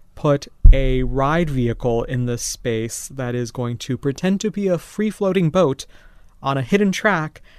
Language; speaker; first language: English; native; English